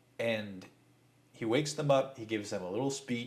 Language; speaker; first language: English; native; English